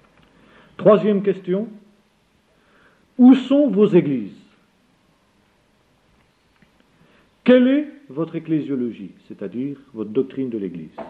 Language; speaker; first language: French; native; French